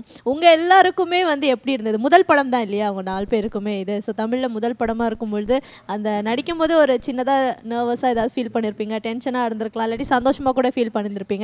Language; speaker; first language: Tamil; native; Tamil